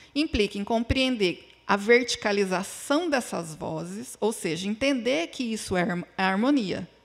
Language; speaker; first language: Portuguese; native; Portuguese